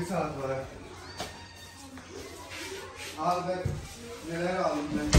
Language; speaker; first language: Turkish; non-native, learner; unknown